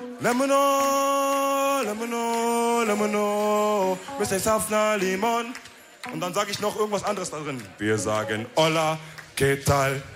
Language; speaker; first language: German; early bilingual, other home language; Wolof